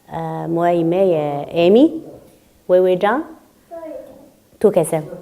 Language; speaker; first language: Slovenian; non-native, learner; Chinese